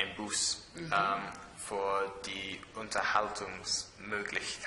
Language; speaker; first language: German; non-native, learner; English